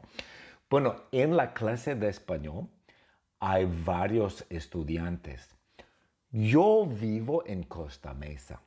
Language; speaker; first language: Spanish; non-native, fluent; English